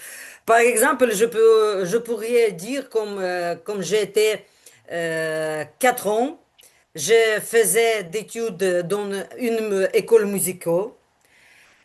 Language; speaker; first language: French; non-native, learner; Ukrainian